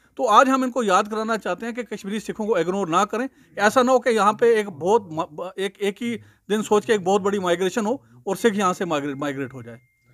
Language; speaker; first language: Hindi; non-native, local second language; Punjabi